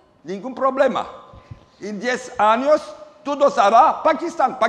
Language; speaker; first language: Spanish; non-native, learner; Romanian